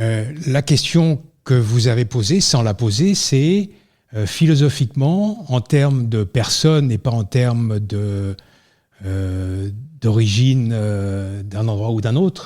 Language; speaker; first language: French; native; French